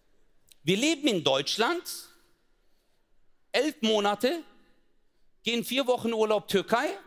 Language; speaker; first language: German; early bilingual, other home language; Turkish